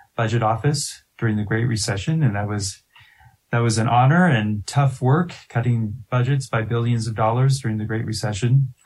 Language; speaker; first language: English; native; English